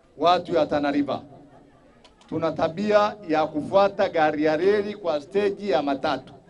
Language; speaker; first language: Swahili; non-native, local second language; Somali